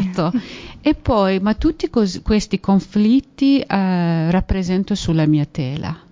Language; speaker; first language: Italian; non-native, fluent; Persian